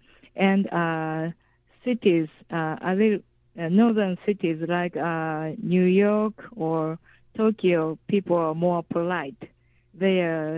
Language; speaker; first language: English; non-native, fluent; Japanese